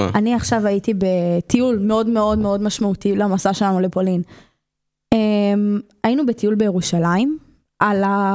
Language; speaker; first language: Hebrew; native; Hebrew